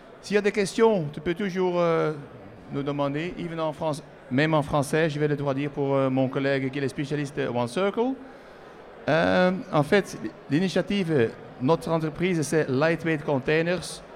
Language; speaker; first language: French; non-native, learner; Dutch